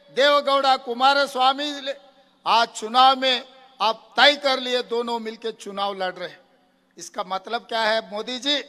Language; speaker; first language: Hindi; non-native, local second language; Telugu